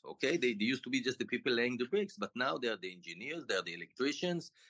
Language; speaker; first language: English; non-native, fluent; Hebrew